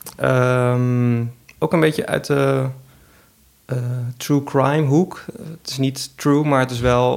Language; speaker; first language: Dutch; native; Dutch